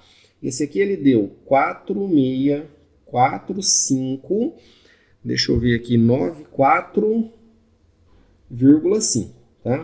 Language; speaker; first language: Portuguese; native; Portuguese